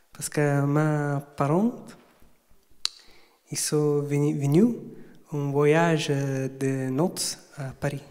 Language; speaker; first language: French; non-native, learner; Italian